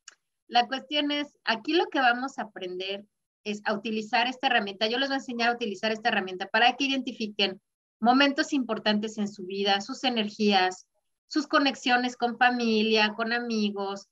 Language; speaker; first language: Spanish; native; Spanish